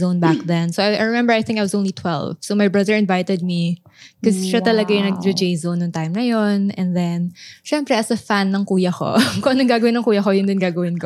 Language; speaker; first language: English; non-native, local second language; Filipino